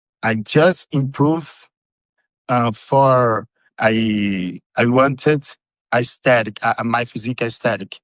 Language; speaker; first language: English; non-native, learner; Portuguese